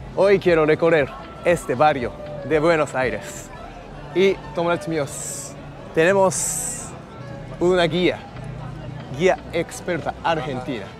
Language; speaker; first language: Spanish; non-native, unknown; Japanese